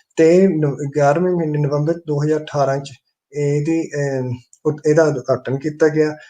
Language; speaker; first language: Punjabi; early bilingual, heritage; Punjabi